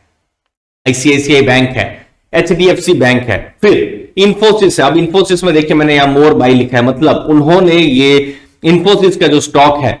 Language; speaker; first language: Hindi; native; Hindi